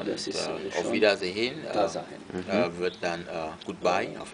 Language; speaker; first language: German; non-native, fluent; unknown